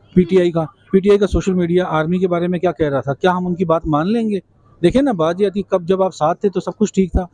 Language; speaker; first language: Urdu; non-native, local second language; Kashmiri